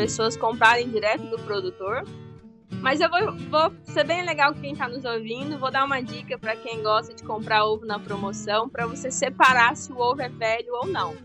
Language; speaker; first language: Portuguese; native; Portuguese